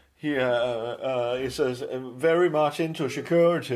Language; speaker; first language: English; non-native, fluent; Danish